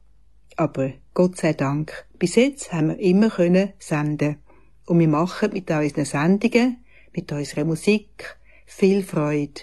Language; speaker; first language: German; native; German